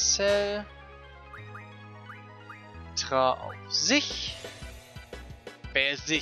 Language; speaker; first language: German; native; German